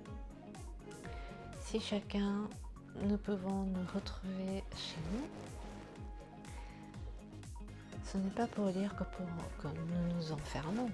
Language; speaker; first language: French; non-native, fluent; Japanese